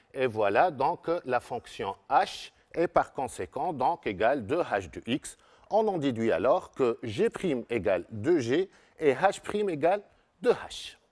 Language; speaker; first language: French; non-native, local second language; Arabic